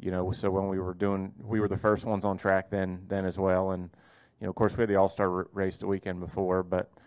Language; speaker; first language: English; native; English